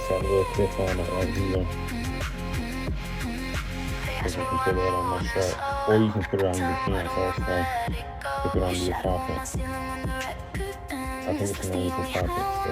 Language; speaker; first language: English; native; English